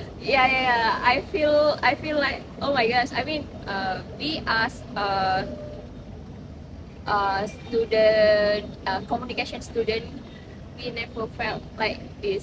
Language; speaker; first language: English; non-native, learner; Indonesian